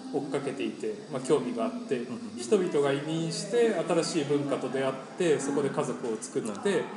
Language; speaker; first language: Japanese; early bilingual, other home language; Spanish